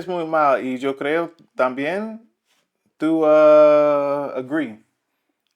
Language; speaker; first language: Spanish; non-native, learner; English